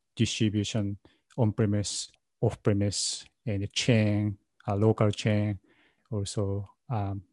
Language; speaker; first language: English; non-native, learner; Japanese